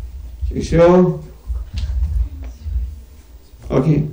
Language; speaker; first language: Russian; non-native, learner; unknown